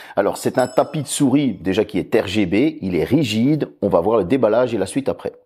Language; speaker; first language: French; native; French